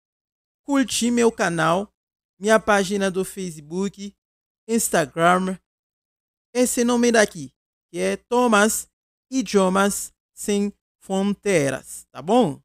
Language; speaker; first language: Portuguese; non-native, fluent; Haitian Creole